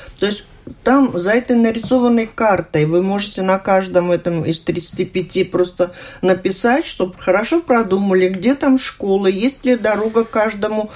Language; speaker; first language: Russian; native; Russian